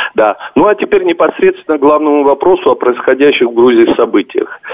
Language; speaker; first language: Russian; non-native, local second language; Georgian